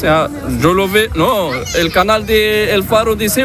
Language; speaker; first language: Spanish; non-native, learner; Arabic